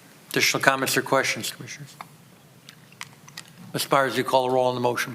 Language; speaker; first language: English; native; English